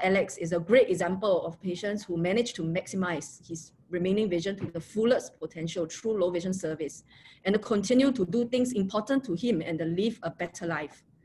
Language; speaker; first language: English; non-native, local second language; Chinese